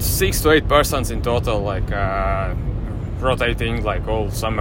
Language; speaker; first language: English; non-native, fluent; Latvian